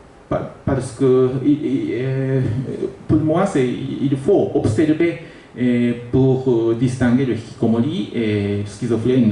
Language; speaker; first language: French; non-native, learner; Japanese